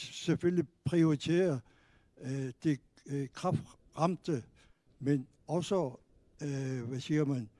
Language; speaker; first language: Danish; non-native, local second language; Kalaallisut